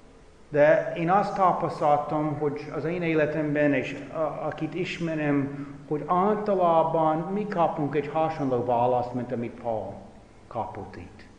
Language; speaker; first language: Hungarian; non-native, fluent; English